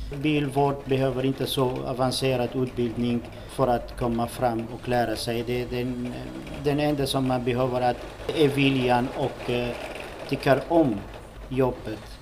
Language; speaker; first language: Swedish; non-native, fluent; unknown